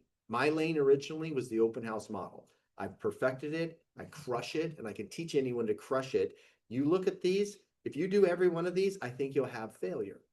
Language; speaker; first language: English; native; English